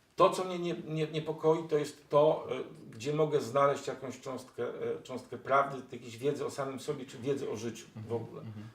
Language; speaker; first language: Polish; native; Polish